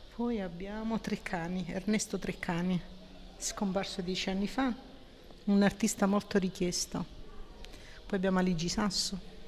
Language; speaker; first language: Italian; native; Italian